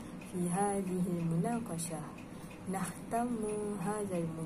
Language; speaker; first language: Arabic; non-native, learner; Malay